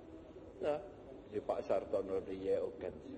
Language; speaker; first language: Dutch; non-native, fluent; Indonesian